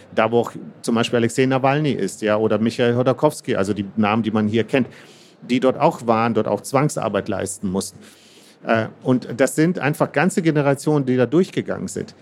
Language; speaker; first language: German; early bilingual, other home language; Russian